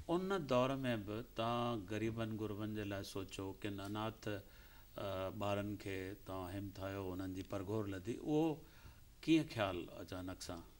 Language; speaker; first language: Sindhi; early bilingual, heritage; Sindhi